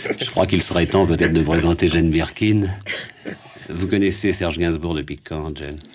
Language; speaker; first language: French; native; French